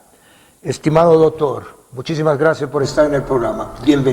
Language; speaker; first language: Spanish; native; Spanish